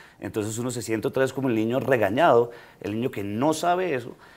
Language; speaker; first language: Spanish; native; Spanish